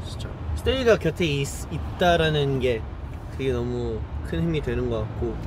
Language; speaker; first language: Korean; early bilingual, other home language; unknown